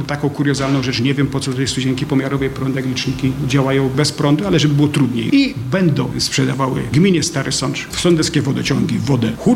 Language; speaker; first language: Polish; native; Polish